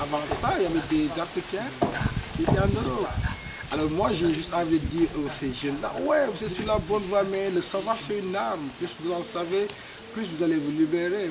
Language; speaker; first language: French; non-native, local second language; Wolof